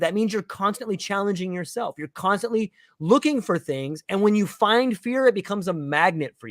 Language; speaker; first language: English; native; English